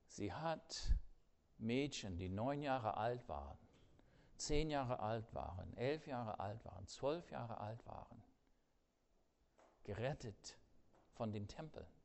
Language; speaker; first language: German; non-native, fluent; English